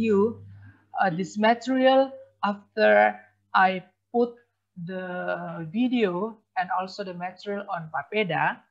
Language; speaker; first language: English; non-native, fluent; Indonesian